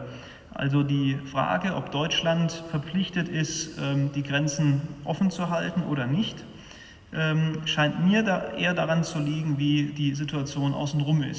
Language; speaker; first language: German; native; German